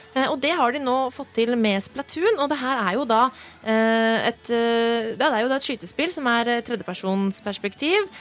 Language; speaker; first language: Norwegian; native; Norwegian